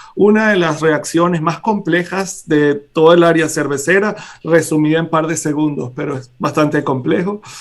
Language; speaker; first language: Spanish; native; Spanish